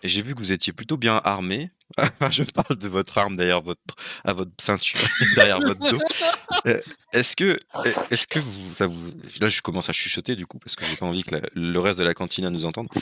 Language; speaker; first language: French; native; French